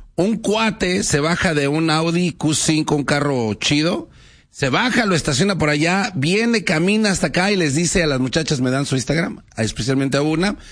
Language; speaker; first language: Spanish; native; Spanish